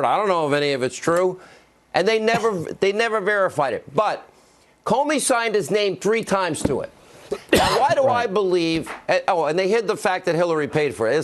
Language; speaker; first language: English; native; English